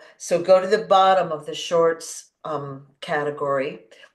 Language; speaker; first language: English; native; English